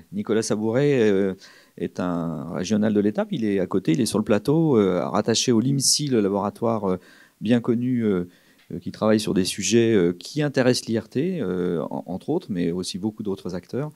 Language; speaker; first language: French; native; French